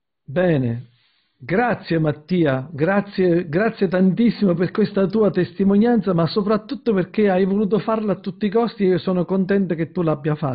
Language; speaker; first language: Italian; native; Italian